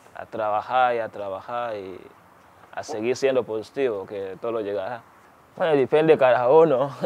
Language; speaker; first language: Spanish; non-native, fluent; Ganda